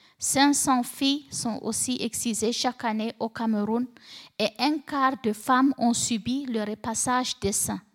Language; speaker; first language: French; non-native, local second language; Fula